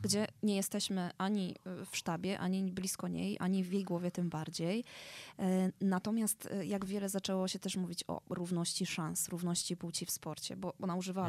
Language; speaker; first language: Polish; native; Polish